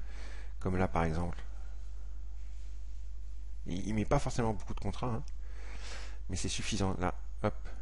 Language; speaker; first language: French; native; French